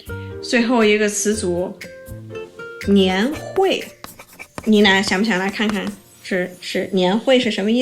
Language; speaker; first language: Chinese; native; Chinese